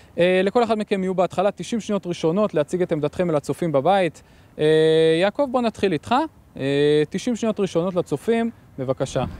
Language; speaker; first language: Hebrew; native; Hebrew